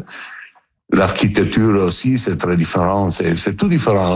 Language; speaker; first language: French; non-native, learner; Italian